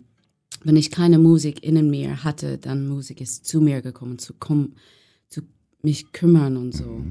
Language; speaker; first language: German; non-native, learner; English